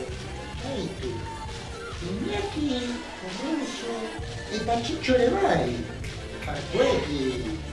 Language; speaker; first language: Basque; non-native, learner; Spanish